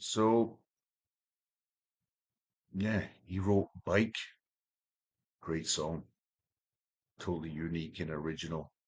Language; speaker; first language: English; native; English